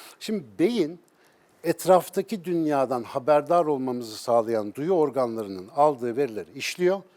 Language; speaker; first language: Turkish; native; Turkish